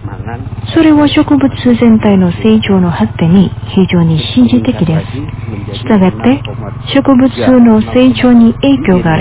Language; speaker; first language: Japanese; non-native, fluent; Indonesian